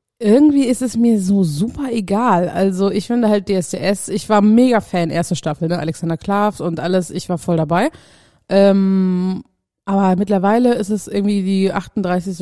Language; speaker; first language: German; native; German